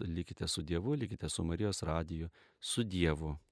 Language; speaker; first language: Lithuanian; native; Lithuanian